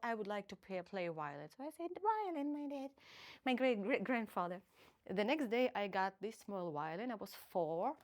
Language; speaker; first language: English; non-native, fluent; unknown